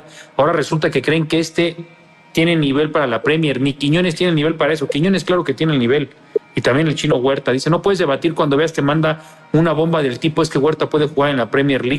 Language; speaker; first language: Spanish; native; Spanish